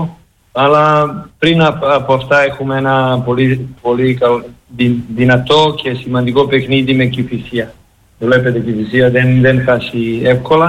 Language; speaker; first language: Greek; non-native, fluent; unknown